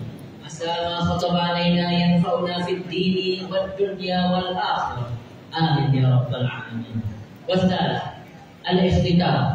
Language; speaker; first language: Arabic; non-native, learner; Indonesian